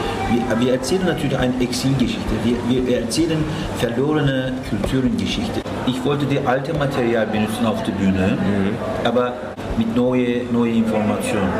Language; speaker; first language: German; non-native, fluent; Turkish